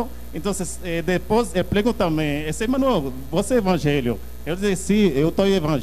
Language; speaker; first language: Portuguese; non-native, learner; Haitian Creole